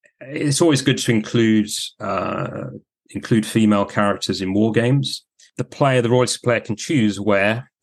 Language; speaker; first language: English; native; English